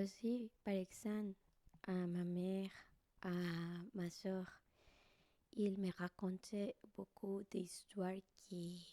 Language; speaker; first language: French; non-native, learner; Spanish